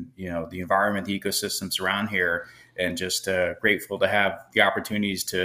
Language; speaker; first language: English; native; English